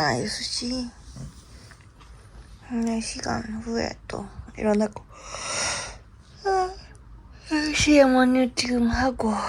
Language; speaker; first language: Korean; non-native, fluent; Japanese